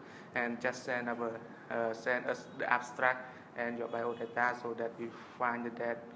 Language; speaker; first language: English; non-native, fluent; Khmer